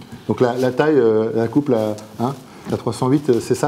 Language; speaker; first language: French; native; French